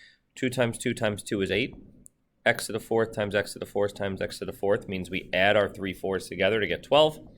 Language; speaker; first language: English; native; English